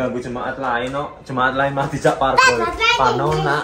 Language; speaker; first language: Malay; non-native, local second language; Javanese